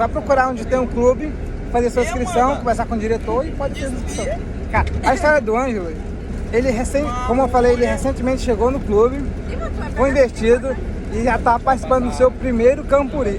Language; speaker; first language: Portuguese; native; Portuguese